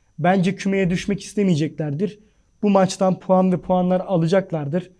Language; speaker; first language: Turkish; native; Turkish